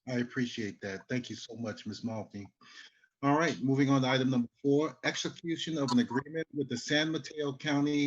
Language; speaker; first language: English; native; English